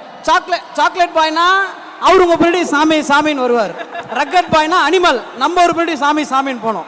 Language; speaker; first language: Tamil; native; Tamil